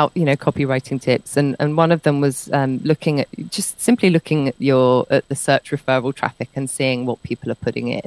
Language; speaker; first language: English; native; English